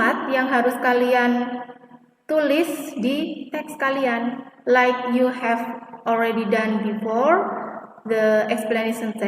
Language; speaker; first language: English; non-native, fluent; Indonesian